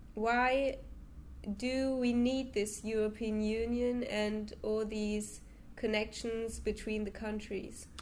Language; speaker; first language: English; non-native, fluent; German